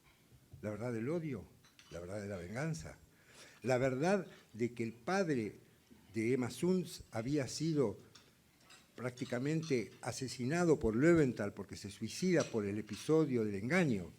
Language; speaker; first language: Spanish; native; Spanish